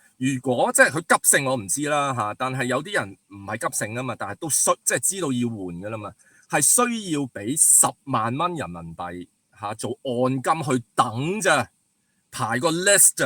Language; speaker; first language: Cantonese; native; Cantonese